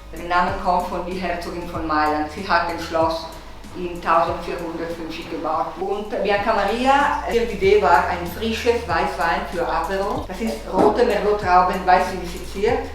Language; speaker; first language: German; non-native, local second language; Italian